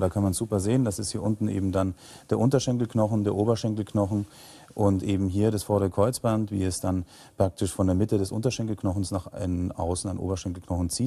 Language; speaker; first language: German; native; German